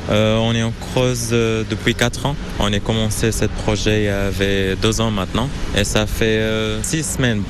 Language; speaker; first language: French; non-native, learner; Arabic